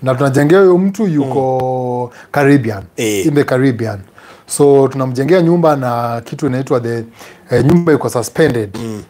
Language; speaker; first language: Swahili; native; Swahili